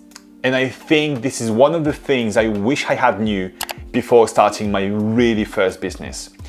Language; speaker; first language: English; non-native, fluent; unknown